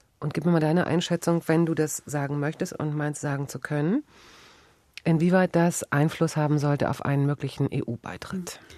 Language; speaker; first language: German; native; German